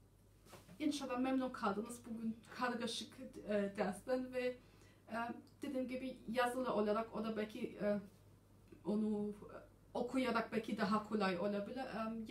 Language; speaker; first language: Turkish; early bilingual, heritage; German